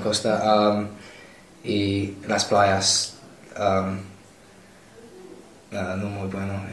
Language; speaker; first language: Spanish; non-native, learner; English